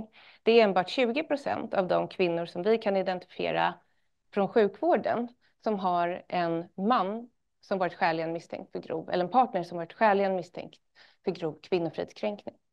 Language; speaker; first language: Swedish; native; Swedish